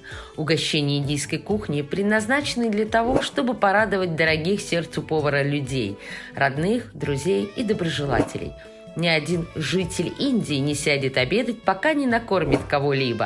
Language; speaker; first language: Russian; native; Russian